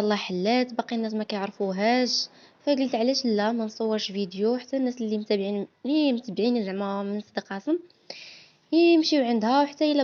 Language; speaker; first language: Arabic; native; Arabic